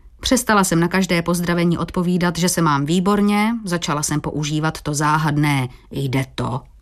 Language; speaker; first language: Czech; early bilingual, heritage; Portuguese